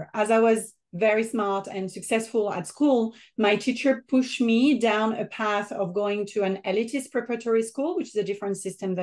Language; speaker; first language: English; non-native, fluent; French